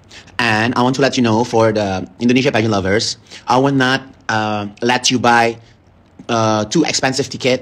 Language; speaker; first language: English; non-native, learner; Indonesian